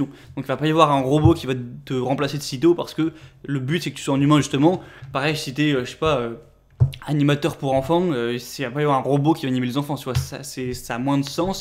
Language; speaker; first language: French; native; French